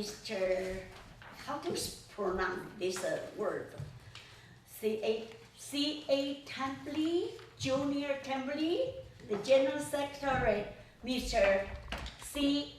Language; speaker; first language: English; non-native, learner; Chinese